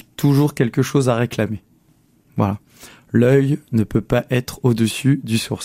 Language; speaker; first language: French; native; French